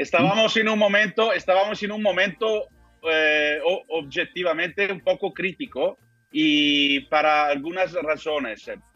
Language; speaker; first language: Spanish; non-native, learner; Italian